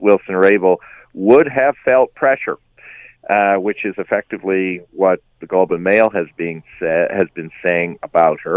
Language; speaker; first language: English; native; English